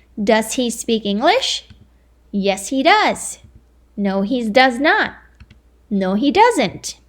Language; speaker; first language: English; non-native, fluent; Thai